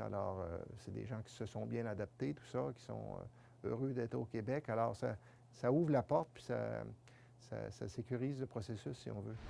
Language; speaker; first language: French; native; French